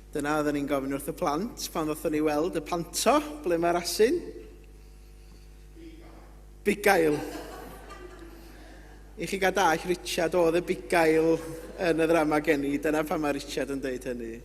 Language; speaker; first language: Welsh; native; Welsh